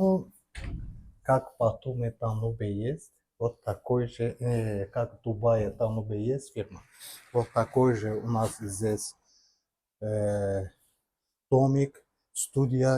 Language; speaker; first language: Russian; non-native, local second language; Azerbaijani